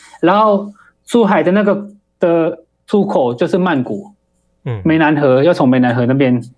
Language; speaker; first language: Chinese; early bilingual, heritage; Chinese